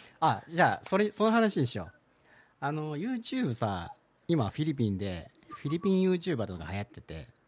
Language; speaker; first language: Japanese; early bilingual, heritage; Japanese